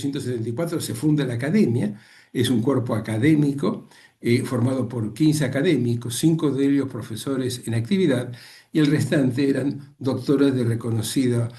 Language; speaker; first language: Spanish; native; Spanish